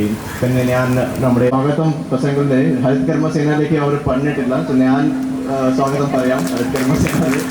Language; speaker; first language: Malayalam; non-native, fluent; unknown